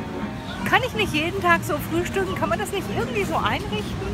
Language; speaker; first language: German; native; German